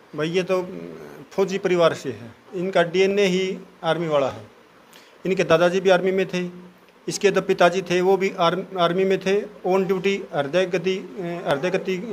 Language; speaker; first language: Hindi; native; Hindi